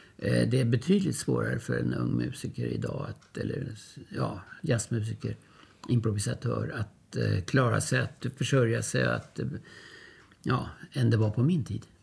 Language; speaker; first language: Swedish; early bilingual, other home language; German